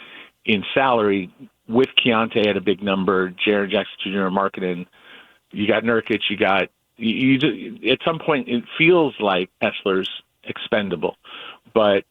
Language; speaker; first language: English; native; English